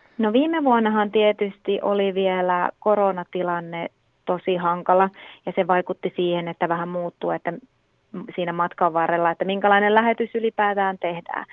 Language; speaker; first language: Finnish; native; Finnish